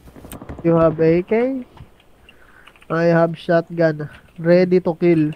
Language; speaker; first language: English; non-native, local second language; Filipino